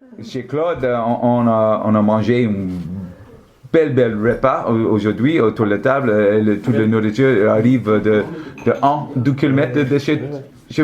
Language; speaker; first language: French; non-native, learner; English